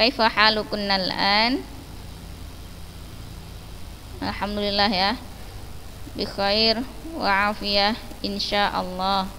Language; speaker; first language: Arabic; non-native, fluent; Indonesian